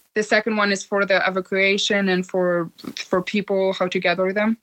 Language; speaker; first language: English; non-native, fluent; Ukrainian